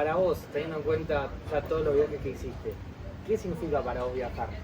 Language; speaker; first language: Spanish; native; Spanish